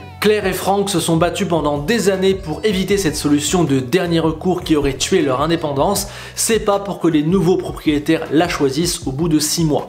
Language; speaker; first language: French; native; French